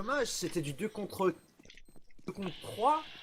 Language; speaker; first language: French; native; French